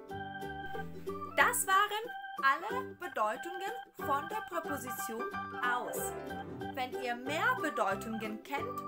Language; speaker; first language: German; non-native, fluent; Ukrainian